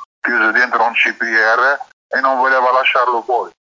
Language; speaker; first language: Italian; non-native, learner; Arabic